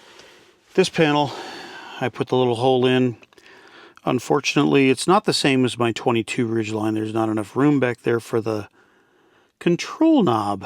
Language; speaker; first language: English; native; English